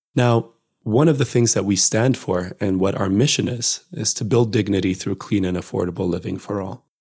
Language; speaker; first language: English; non-native, fluent; Amharic